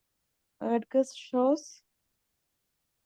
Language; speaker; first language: German; non-native, learner; Malayalam